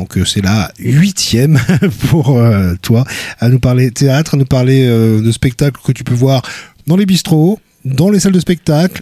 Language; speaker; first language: French; native; French